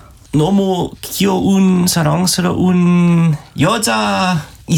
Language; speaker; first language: Korean; non-native, learner; German